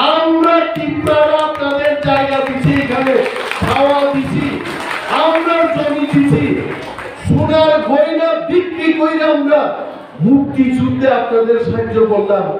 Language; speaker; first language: Bangla; non-native, local second language; Kok Borok